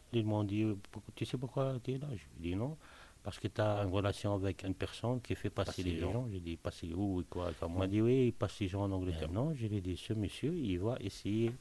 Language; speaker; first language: French; non-native, local second language; Arabic